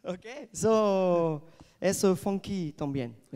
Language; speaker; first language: Spanish; non-native, learner; French